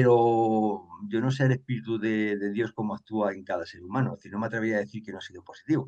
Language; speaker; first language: Spanish; native; Spanish